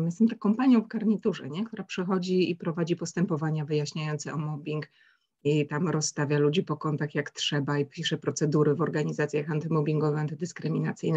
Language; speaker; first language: Polish; native; Polish